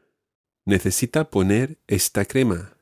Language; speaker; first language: Spanish; non-native, fluent; English